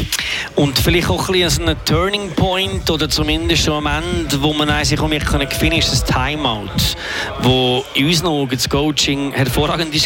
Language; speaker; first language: German; native; German